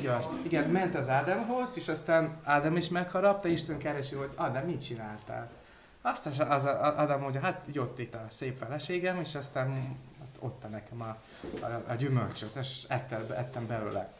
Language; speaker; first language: Hungarian; non-native, learner; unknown